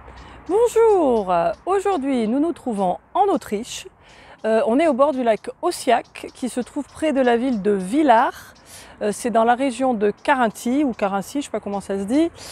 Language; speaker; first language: French; native; French